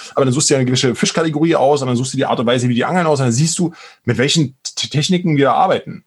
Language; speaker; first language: German; native; German